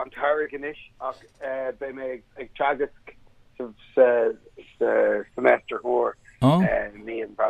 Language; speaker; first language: Irish; non-native, local second language; English